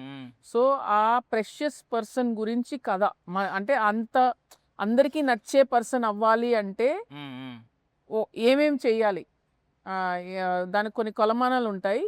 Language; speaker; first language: Telugu; native; Telugu